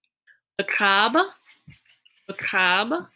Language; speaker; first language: French; non-native, fluent; English